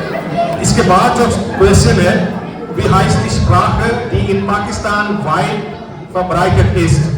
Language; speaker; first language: German; non-native, fluent; Urdu